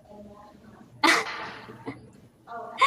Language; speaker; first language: English; non-native, learner; Vietnamese